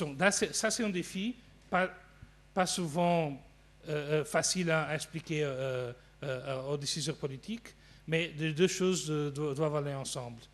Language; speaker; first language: French; non-native, fluent; Portuguese